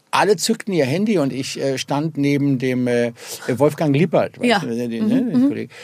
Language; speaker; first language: German; native; German